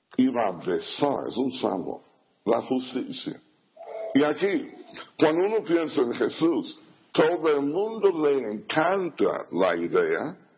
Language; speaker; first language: Spanish; non-native, fluent; English